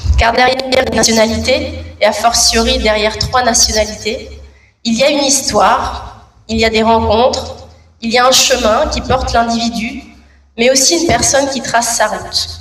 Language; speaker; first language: French; native; French